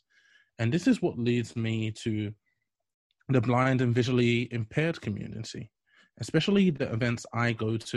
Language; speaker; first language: English; native; English